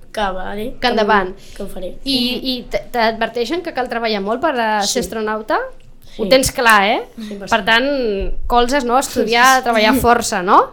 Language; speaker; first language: Catalan; native; Catalan